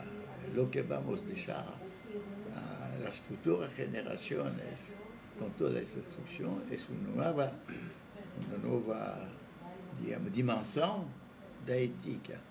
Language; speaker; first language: Spanish; non-native, fluent; French